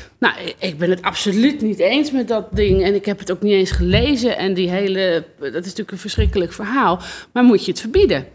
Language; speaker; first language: Dutch; native; Dutch